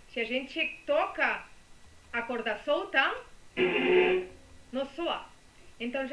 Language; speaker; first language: Portuguese; non-native, fluent; Spanish